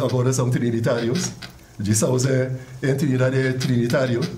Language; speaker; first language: Portuguese; non-native, fluent; English